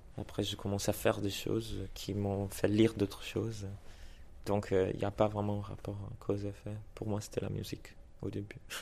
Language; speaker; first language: French; native; French